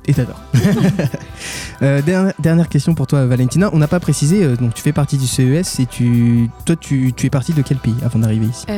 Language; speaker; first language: French; native; French